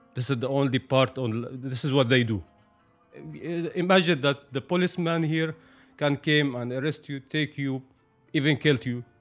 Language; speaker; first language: English; non-native, fluent; Arabic